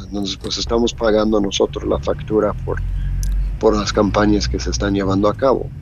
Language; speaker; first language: Spanish; non-native, fluent; English